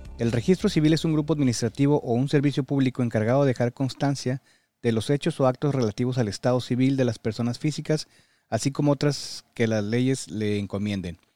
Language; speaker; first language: Spanish; native; Spanish